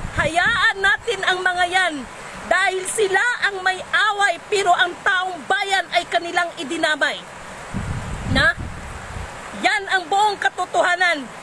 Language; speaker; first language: Filipino; non-native, local second language; Cebuano